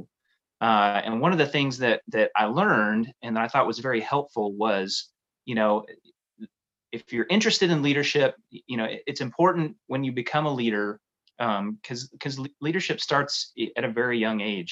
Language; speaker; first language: English; native; English